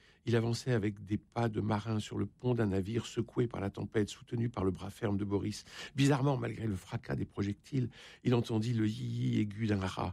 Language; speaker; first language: French; native; French